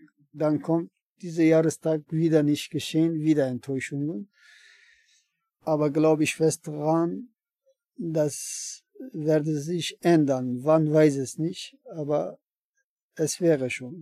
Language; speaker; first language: German; non-native, learner; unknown